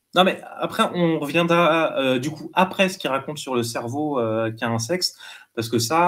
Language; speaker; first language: French; native; French